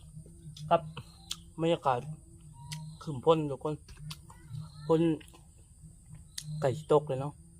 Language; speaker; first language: Thai; non-native, local second language; Northeastern Thai